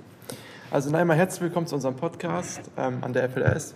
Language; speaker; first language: German; native; German